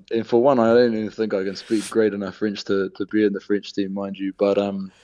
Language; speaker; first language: English; native; English